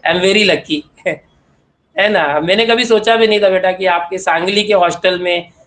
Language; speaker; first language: Hindi; non-native, local second language; Marathi